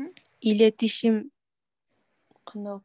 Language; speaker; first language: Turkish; non-native, learner; Kyrgyz